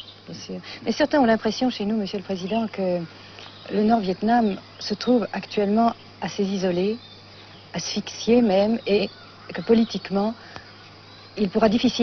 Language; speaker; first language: French; native; French